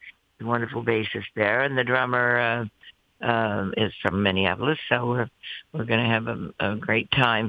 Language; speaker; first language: English; native; English